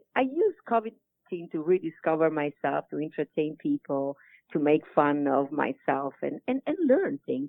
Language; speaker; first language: English; non-native, fluent; Italian